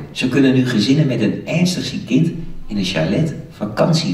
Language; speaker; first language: Dutch; native; Dutch